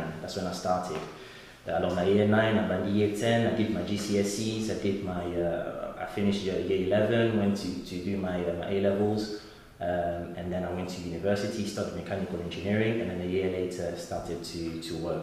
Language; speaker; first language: English; non-native, fluent; Lingala